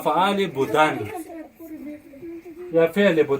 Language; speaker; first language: Persian; non-native, local second language; Pashto